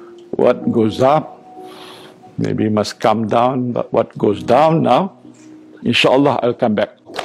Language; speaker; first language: English; non-native, local second language; Malay